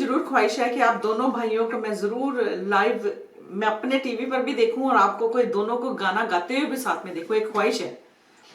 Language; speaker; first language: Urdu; non-native, local second language; Punjabi